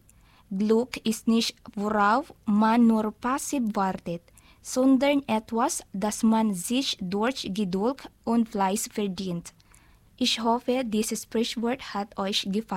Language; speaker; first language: German; non-native, learner; Filipino